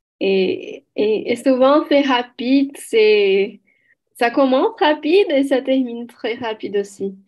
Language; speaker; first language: French; non-native, learner; Portuguese